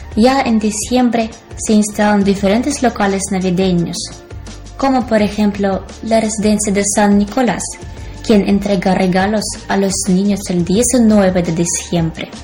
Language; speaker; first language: Spanish; non-native, fluent; Ukrainian